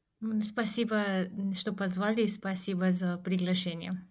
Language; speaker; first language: Russian; non-native, fluent; Japanese